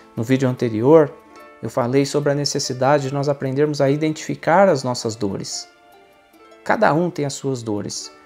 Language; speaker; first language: Portuguese; native; Portuguese